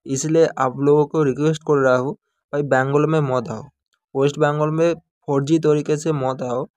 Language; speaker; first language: Hindi; non-native, local second language; Bangla